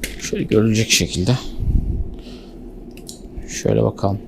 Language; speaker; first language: Turkish; native; Turkish